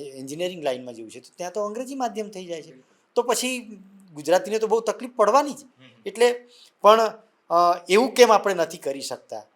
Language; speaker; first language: Gujarati; non-native, local second language; Vasavi